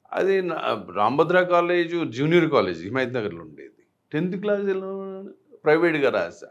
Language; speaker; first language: Telugu; non-native, local second language; Hindi